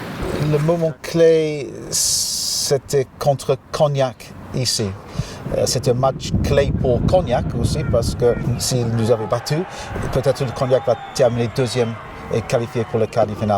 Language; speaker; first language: French; non-native, fluent; English